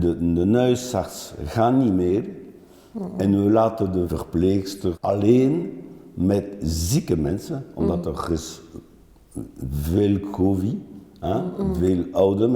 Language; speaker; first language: Dutch; non-native, local second language; French